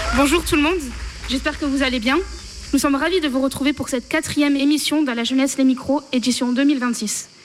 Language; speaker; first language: French; native; French